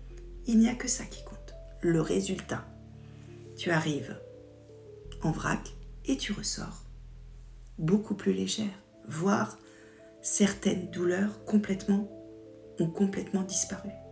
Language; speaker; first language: French; native; French